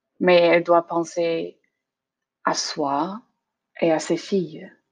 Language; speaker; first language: French; non-native, learner; English